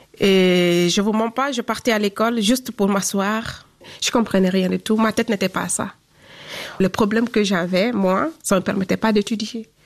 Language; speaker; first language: French; non-native, local second language; Fula